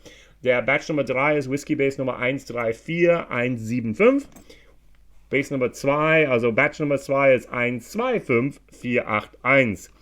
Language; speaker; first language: German; non-native, fluent; English